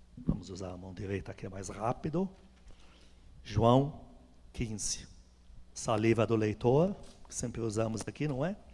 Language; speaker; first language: Portuguese; non-native, fluent; Arabic